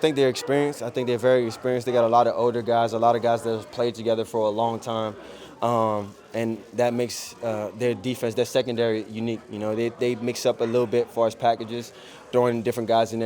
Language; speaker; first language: English; native; English